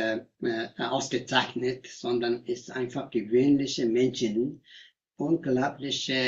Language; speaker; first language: German; non-native, learner; Tibetan